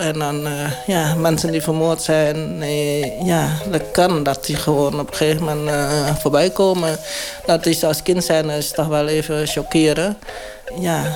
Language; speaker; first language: Dutch; non-native, learner; Khmer